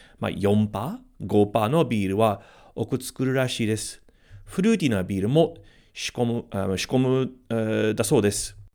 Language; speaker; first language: Japanese; non-native, fluent; English